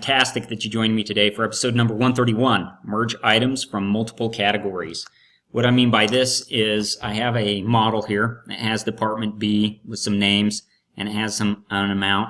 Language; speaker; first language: English; native; English